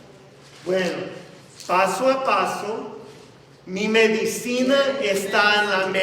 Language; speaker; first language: Spanish; non-native, fluent; English